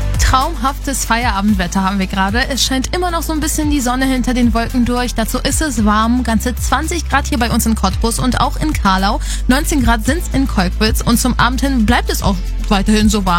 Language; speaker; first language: German; native; German